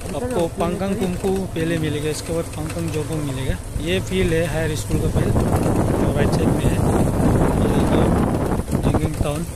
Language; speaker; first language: Hindi; non-native, local second language; Adi